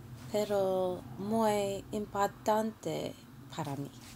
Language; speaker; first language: Spanish; non-native, learner; English